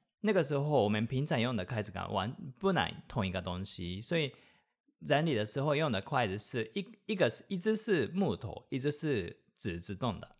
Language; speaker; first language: Chinese; non-native, fluent; Japanese